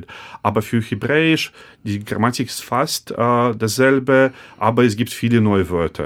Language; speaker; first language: German; non-native, fluent; Russian